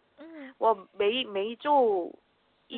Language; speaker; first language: Chinese; non-native, learner; Korean